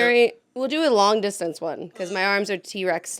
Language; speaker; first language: English; native; English